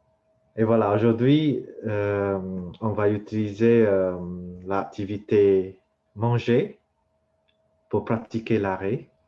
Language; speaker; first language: French; non-native, fluent; Vietnamese